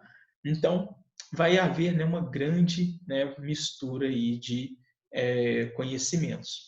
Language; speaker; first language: Portuguese; native; Portuguese